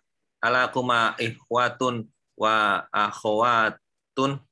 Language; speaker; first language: Arabic; non-native, learner; Indonesian